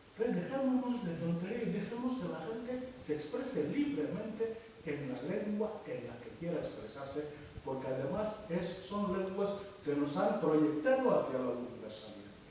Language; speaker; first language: Spanish; non-native, local second language; Fang